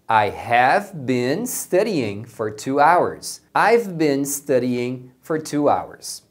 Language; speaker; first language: English; non-native, fluent; Portuguese